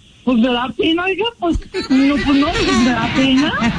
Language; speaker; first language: Spanish; native; Spanish